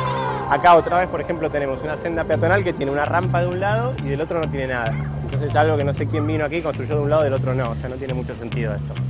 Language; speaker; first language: Spanish; native; Spanish